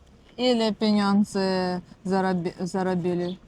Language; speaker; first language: Polish; non-native, learner; Russian